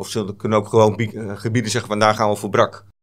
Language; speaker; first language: Dutch; native; Dutch